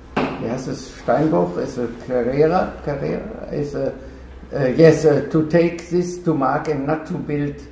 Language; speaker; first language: English; non-native, fluent; German